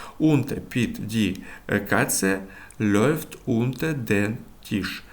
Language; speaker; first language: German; non-native, learner; Ukrainian